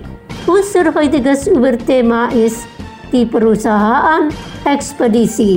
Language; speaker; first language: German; non-native, fluent; Indonesian